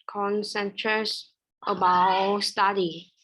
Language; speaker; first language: English; non-native, learner; Vietnamese